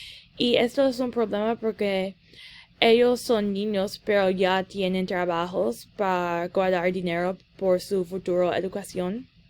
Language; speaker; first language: Spanish; early bilingual, heritage; English